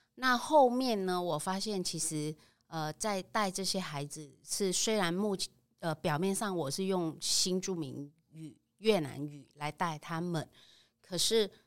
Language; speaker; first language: Chinese; non-native, fluent; Vietnamese